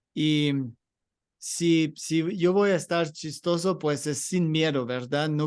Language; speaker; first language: Spanish; non-native, learner; English